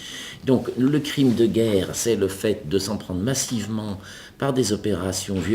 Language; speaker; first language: French; native; French